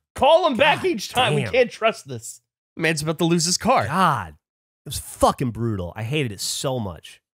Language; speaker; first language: English; native; English